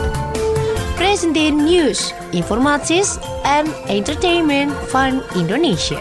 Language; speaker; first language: Dutch; non-native, fluent; Indonesian